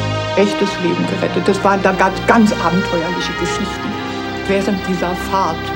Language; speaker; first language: German; native; German